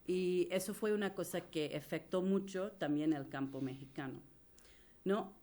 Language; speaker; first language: Spanish; non-native, fluent; English